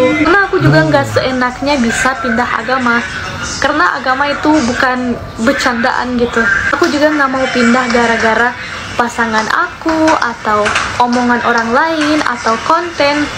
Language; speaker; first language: Indonesian; non-native, fluent; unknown